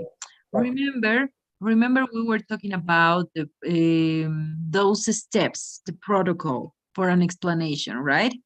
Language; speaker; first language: English; non-native, fluent; Spanish